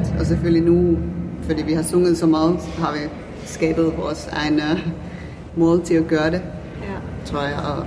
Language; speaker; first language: Danish; non-native, fluent; Finnish